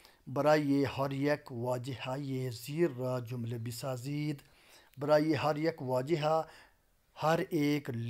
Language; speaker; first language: Persian; non-native, local second language; Urdu